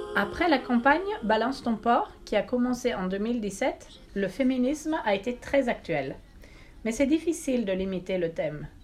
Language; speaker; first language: French; non-native, learner; Norwegian